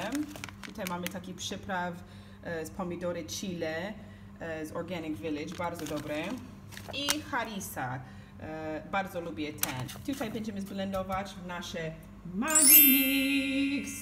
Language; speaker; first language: Polish; non-native, learner; English